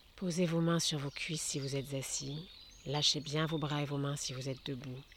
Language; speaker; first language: French; native; French